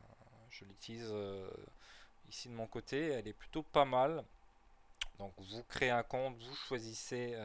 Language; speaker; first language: French; native; French